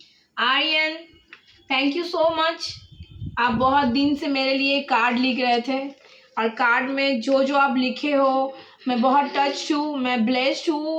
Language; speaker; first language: Hindi; non-native, local second language; Bangla